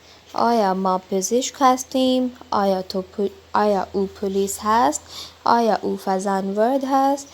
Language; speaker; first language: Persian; non-native, learner; Urdu